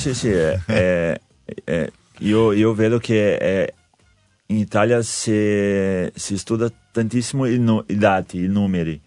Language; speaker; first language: Italian; non-native, learner; Portuguese